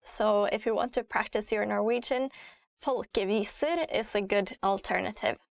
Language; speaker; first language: English; non-native, fluent; Norwegian